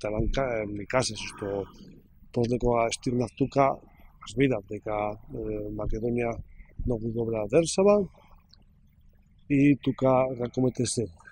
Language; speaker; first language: Macedonian; non-native, learner; Spanish